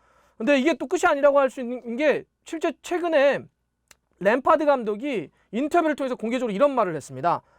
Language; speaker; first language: Korean; native; Korean